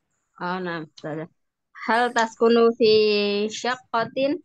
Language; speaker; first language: Arabic; non-native, learner; Indonesian